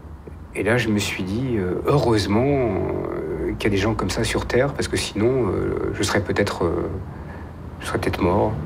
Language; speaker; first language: French; native; French